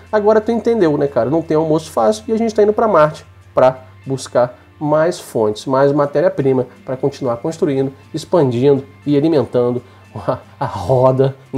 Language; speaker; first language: Portuguese; native; Portuguese